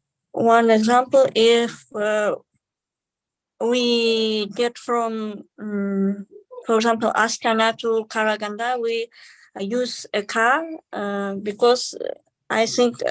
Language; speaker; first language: English; non-native, learner; Kazakh